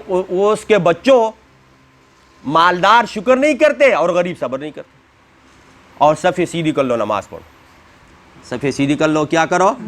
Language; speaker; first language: Urdu; non-native, local second language; Pashto